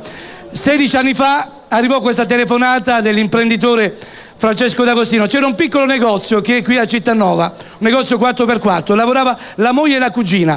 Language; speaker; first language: Italian; native; Italian